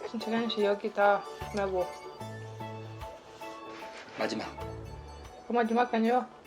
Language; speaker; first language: Korean; non-native, learner; Ukrainian